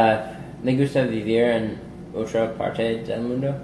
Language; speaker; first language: Spanish; non-native, learner; English